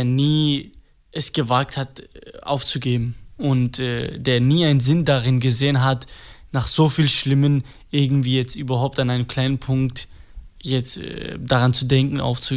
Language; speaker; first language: German; non-native, fluent; Kurdish